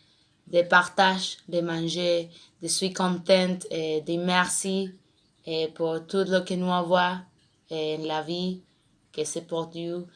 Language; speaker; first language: French; non-native, learner; Spanish